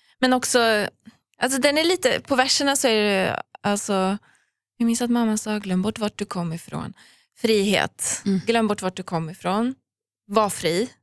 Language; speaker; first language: Swedish; early bilingual, other home language; Persian